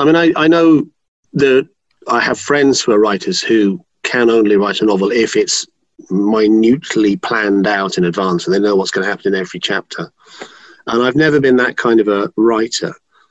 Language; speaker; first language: English; native; English